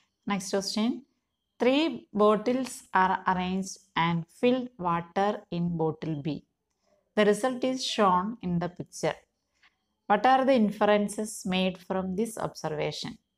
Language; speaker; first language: English; non-native, local second language; Malayalam